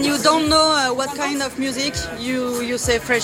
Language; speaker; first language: English; non-native, learner; French